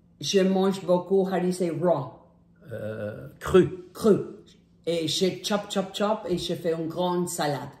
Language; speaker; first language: French; non-native, learner; English